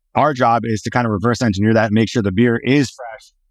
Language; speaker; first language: English; native; English